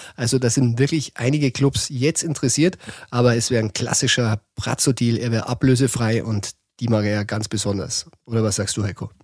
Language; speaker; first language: German; native; German